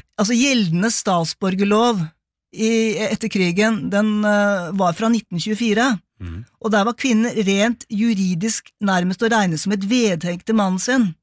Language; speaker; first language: Norwegian; native; Norwegian